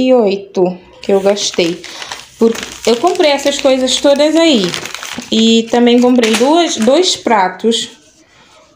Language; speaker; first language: Portuguese; non-native, local second language; Kabuverdianu